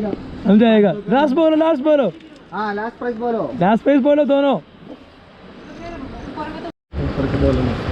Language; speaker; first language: Hindi; non-native, local second language; Malayalam